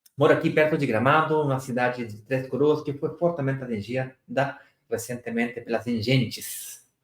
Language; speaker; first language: Portuguese; non-native, fluent; Spanish